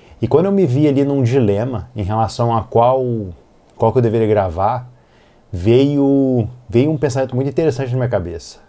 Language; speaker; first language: Portuguese; native; Portuguese